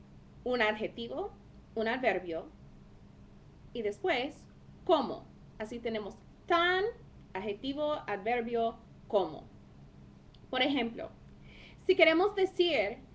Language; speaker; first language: Spanish; non-native, fluent; English